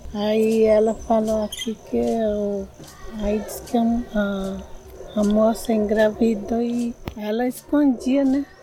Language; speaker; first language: Portuguese; non-native, local second language; Guarani